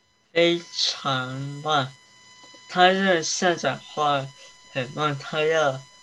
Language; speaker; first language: Chinese; early bilingual, heritage; Chinese